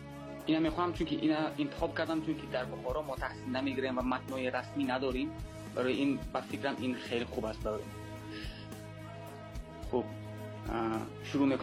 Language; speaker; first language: Persian; early bilingual, heritage; Tajik